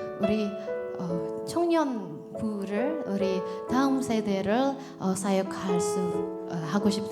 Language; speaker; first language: Korean; non-native, learner; Indonesian